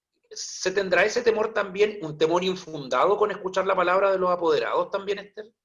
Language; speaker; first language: Spanish; native; Spanish